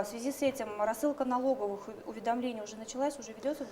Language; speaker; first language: Russian; native; Russian